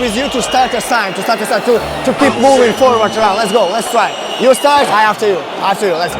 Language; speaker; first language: English; non-native, learner; Russian